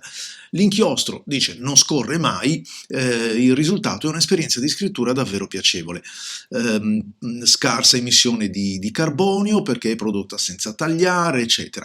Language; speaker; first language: Italian; native; Italian